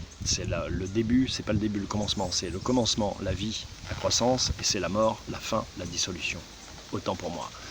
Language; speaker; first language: French; native; French